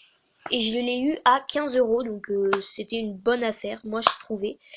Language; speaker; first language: French; native; French